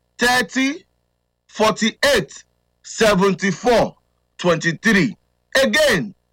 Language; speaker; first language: Nigerian Pidgin; native; Nigerian Pidgin